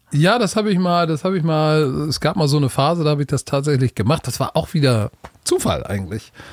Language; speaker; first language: German; native; German